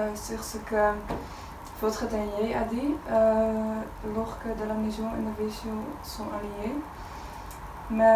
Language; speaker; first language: French; non-native, learner; Dutch